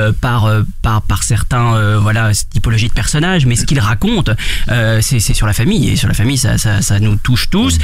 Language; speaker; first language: French; native; French